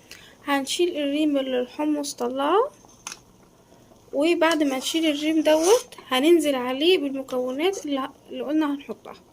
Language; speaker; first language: Arabic; native; Arabic